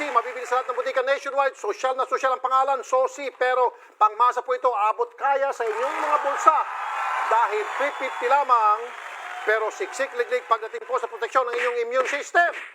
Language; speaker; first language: Filipino; native; Filipino